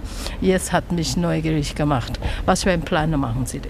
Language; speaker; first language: German; non-native, learner; Chinese